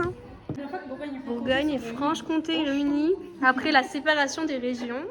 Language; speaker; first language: French; native; French